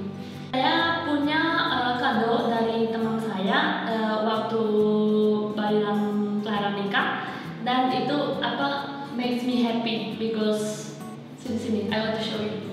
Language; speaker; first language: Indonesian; non-native, fluent; Spanish